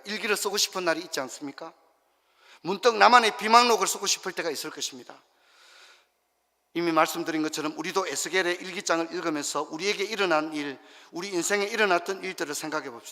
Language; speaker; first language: Korean; native; Korean